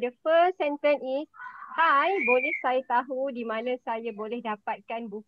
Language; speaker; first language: Malay; native; Malay